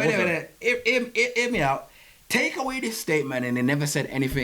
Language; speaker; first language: English; native; English